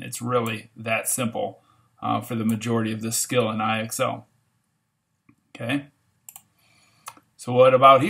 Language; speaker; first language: English; native; English